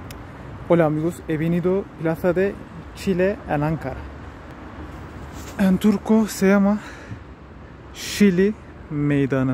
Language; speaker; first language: Spanish; non-native, learner; Turkish